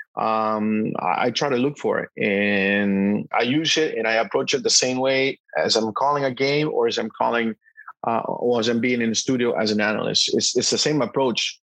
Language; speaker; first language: English; non-native, fluent; Spanish